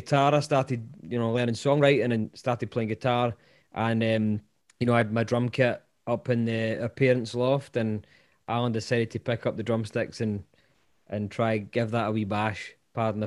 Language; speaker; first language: English; native; English